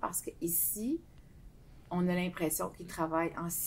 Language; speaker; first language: French; native; French